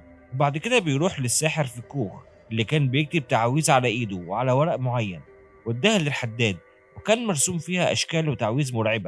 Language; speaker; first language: Arabic; native; Arabic